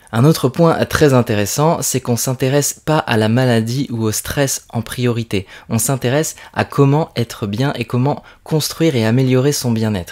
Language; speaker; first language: French; native; French